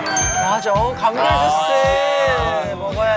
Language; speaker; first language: Korean; native; Korean